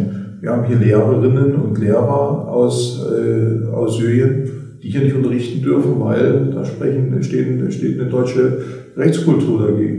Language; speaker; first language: German; native; German